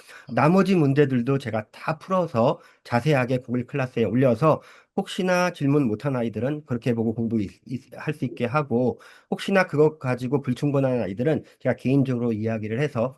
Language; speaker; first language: Korean; early bilingual, heritage; Korean